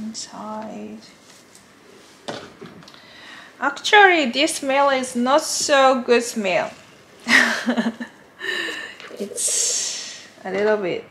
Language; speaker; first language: English; non-native, learner; Japanese